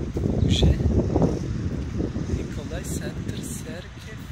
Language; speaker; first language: Russian; non-native, learner; Turkish